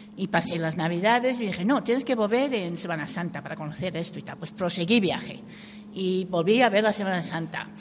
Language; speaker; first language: Spanish; non-native, fluent; English